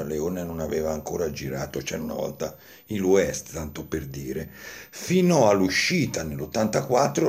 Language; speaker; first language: Italian; native; Italian